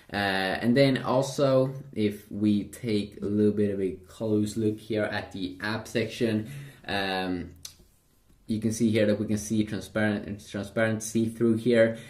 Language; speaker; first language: English; non-native, fluent; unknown